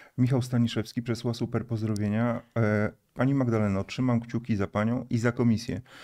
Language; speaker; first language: Polish; native; Polish